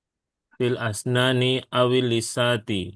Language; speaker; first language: Arabic; non-native, learner; Indonesian